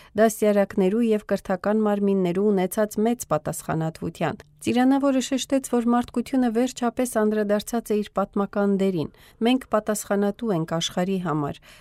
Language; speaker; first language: Armenian; early bilingual, heritage; Armenian